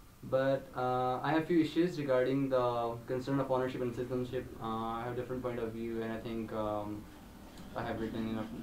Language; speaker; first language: English; non-native, local second language; Punjabi